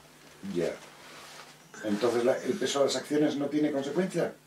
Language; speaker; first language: Spanish; native; Spanish